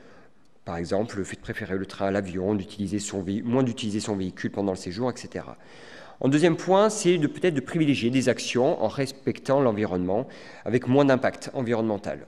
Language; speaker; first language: French; native; French